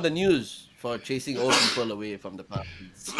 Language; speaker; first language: English; native; English